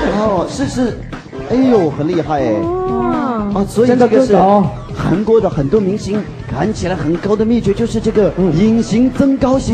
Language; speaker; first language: Chinese; native; Chinese